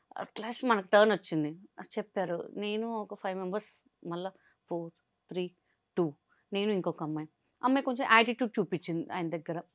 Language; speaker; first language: Telugu; non-native, local second language; Hindi